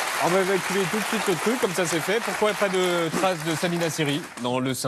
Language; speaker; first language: French; native; French